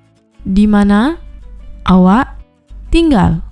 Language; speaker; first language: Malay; non-native, fluent; Urdu